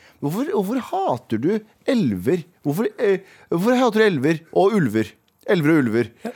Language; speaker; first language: Norwegian; early bilingual, other home language; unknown